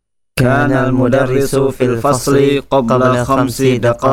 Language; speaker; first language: Arabic; non-native, learner; Indonesian